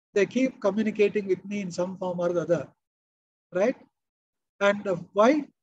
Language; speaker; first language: English; non-native, local second language; Kannada